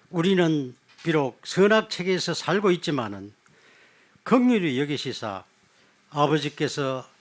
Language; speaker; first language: Korean; native; Korean